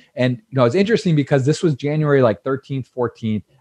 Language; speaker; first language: English; native; English